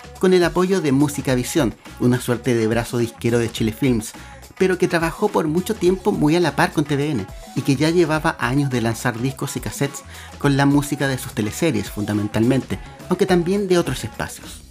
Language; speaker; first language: Spanish; native; Spanish